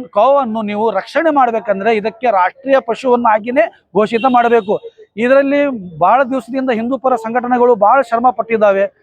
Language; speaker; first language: Kannada; non-native, local second language; Urdu